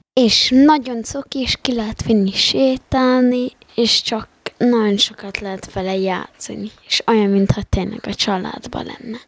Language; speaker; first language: Hungarian; early bilingual, heritage; Hungarian